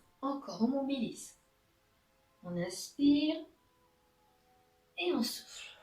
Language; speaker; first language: French; native; French